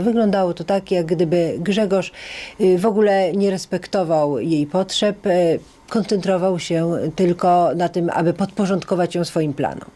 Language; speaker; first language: Polish; native; Polish